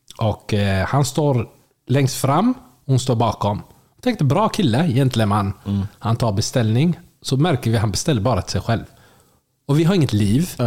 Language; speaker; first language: Swedish; early bilingual, other home language; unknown